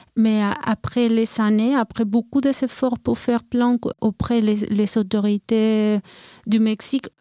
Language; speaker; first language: French; non-native, fluent; Spanish